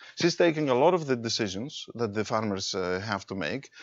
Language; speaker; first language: English; non-native, fluent; Greek